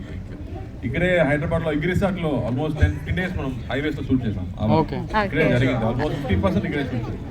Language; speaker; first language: Telugu; non-native, fluent; Tamil